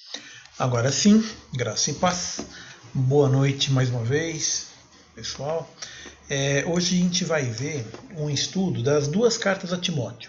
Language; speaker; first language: Portuguese; native; Portuguese